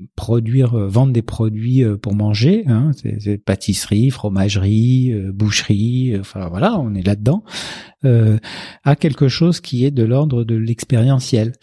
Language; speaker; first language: French; native; French